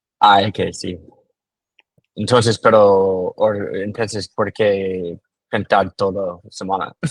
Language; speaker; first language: Spanish; non-native, learner; English